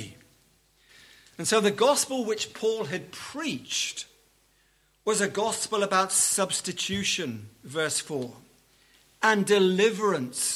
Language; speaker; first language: English; native; English